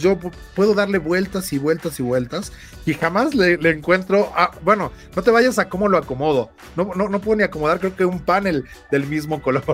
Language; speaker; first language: Spanish; native; Spanish